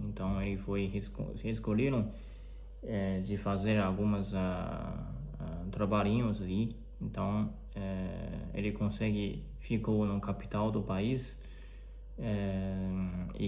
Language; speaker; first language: Portuguese; non-native, learner; Chinese